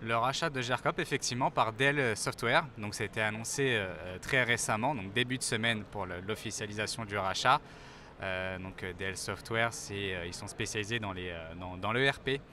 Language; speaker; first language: French; native; French